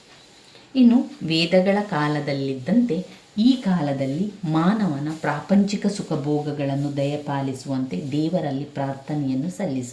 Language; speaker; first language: Kannada; native; Kannada